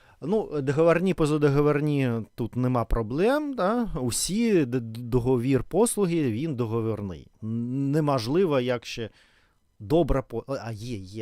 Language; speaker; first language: Ukrainian; non-native, learner; Russian